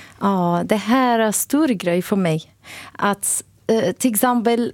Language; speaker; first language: Swedish; non-native, learner; Arabic